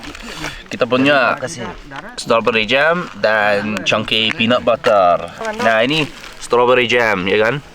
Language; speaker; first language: Indonesian; non-native, learner; English